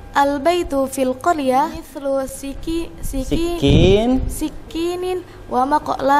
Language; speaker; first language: Arabic; non-native, learner; Indonesian